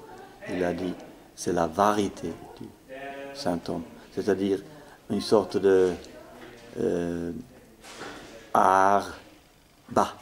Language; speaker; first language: French; non-native, fluent; Swedish